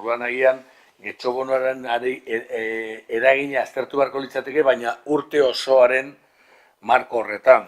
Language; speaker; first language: Basque; non-native, local second language; Spanish